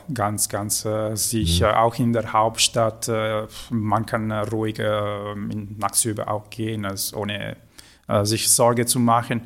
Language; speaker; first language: German; non-native, fluent; Italian